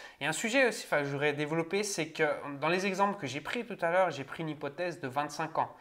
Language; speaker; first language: French; native; French